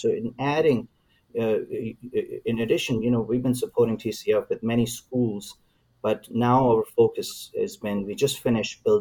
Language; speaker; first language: English; non-native, local second language; Urdu